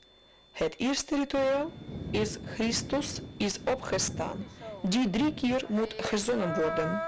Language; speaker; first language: Dutch; non-native, fluent; Russian